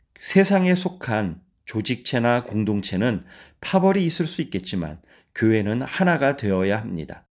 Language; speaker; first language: Korean; native; Korean